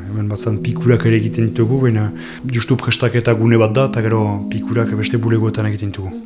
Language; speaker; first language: Basque; native; Basque